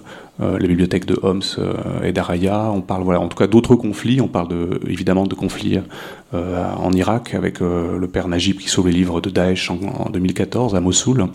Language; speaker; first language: French; native; French